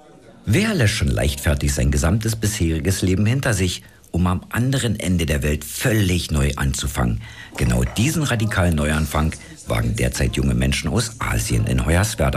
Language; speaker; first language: German; native; German